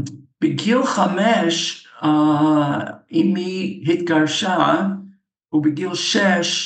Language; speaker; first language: Hebrew; non-native, fluent; English